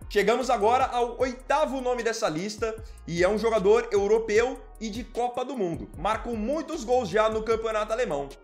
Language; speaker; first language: Portuguese; native; Portuguese